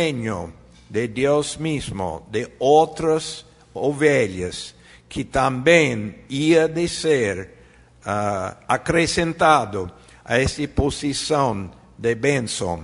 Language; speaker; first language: Portuguese; non-native, fluent; Spanish